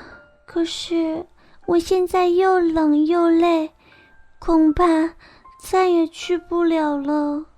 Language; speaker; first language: Chinese; native; Chinese